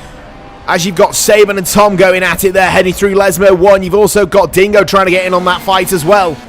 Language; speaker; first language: English; native; English